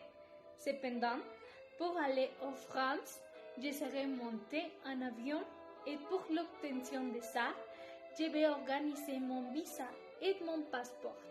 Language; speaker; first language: French; non-native, learner; Spanish